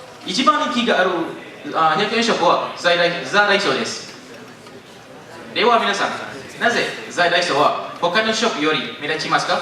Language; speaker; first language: Japanese; non-native, learner; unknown